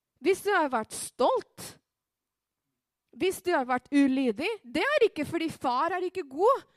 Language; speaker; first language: Norwegian; non-native, fluent; Spanish